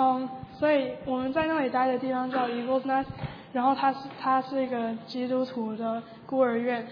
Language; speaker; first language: Chinese; early bilingual, heritage; Chinese